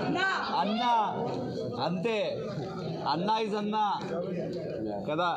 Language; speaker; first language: Telugu; non-native, learner; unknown